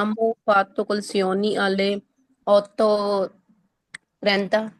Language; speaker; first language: Italian; non-native, learner; Punjabi